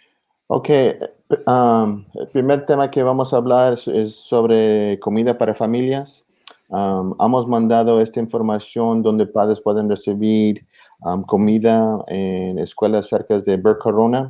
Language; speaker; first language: Spanish; early bilingual, heritage; English